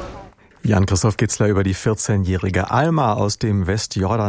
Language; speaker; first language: German; native; German